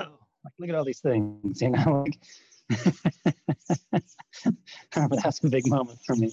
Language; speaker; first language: English; non-native, fluent; Lithuanian